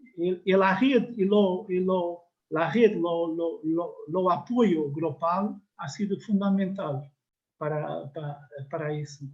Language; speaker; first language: Spanish; non-native, learner; Portuguese